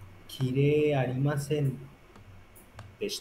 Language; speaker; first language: Japanese; non-native, learner; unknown